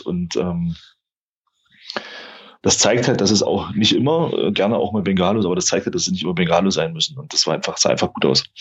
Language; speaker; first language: German; native; German